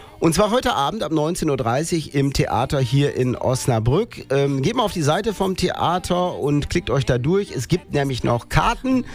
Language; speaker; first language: German; native; German